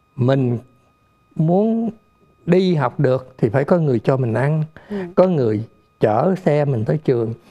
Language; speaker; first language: Vietnamese; native; Vietnamese